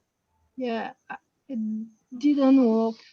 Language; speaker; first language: English; non-native, fluent; French